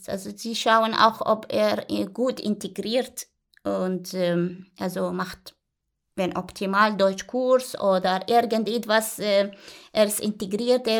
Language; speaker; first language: German; non-native, learner; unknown